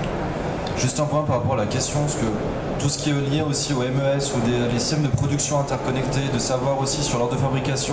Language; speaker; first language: French; native; French